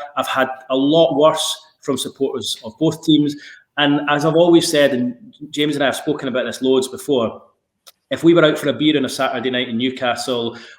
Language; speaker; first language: English; native; English